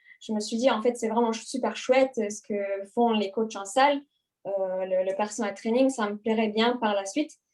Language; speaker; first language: French; non-native, fluent; Hungarian